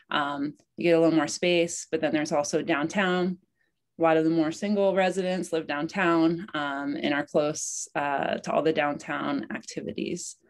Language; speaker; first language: English; native; English